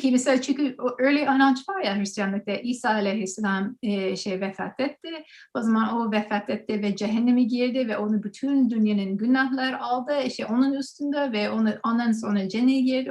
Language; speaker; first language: Turkish; non-native, learner; English